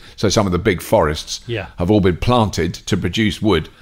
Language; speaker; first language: English; native; English